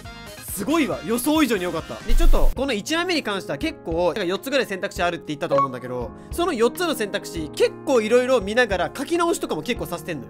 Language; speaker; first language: Japanese; native; Japanese